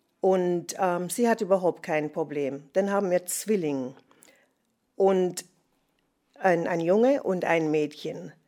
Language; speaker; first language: German; non-native, fluent; English